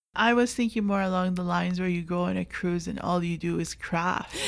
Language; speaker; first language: English; non-native, fluent; Arabic